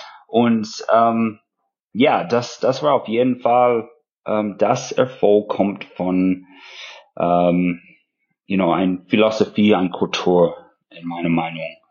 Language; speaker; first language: German; non-native, fluent; English